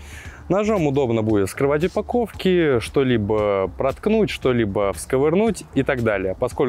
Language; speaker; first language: Russian; native; Russian